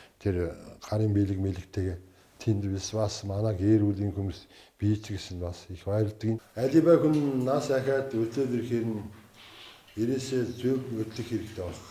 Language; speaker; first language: Mongolian; non-native, local second language; Kazakh